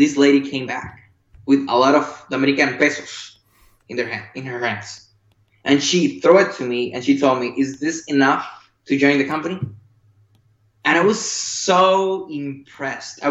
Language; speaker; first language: English; non-native, fluent; Spanish